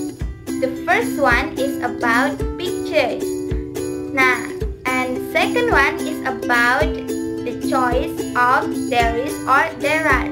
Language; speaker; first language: English; non-native, learner; Indonesian